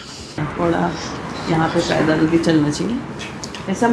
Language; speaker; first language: Hindi; native; Hindi